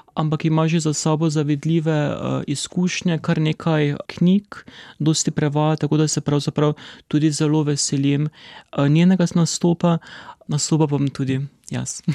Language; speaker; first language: Slovenian; native; Slovenian